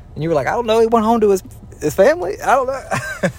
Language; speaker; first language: English; native; English